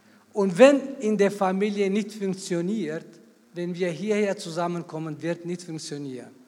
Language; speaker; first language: German; non-native, fluent; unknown